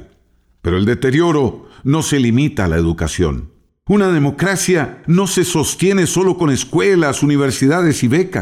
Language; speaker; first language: Spanish; native; Spanish